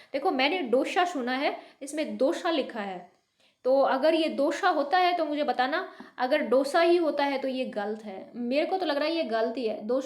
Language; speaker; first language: Hindi; native; Hindi